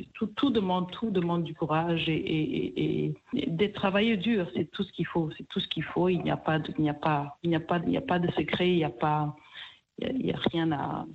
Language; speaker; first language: French; non-native, local second language; Kinyarwanda